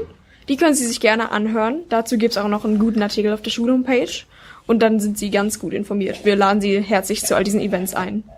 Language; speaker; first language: German; native; German